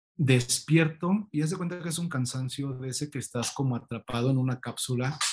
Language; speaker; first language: Spanish; native; Spanish